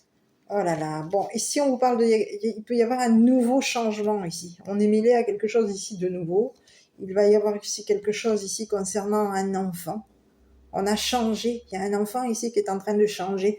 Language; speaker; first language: French; native; French